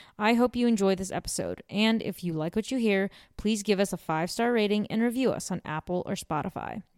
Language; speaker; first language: English; native; English